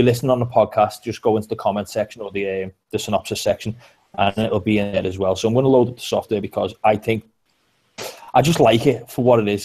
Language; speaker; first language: English; native; English